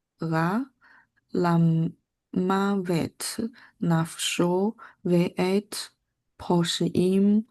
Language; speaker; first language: Hebrew; non-native, learner; English